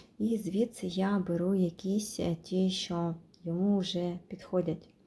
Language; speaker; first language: Ukrainian; non-native, local second language; Russian